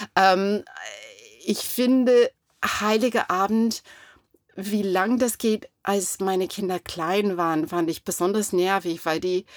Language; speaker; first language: German; non-native, fluent; English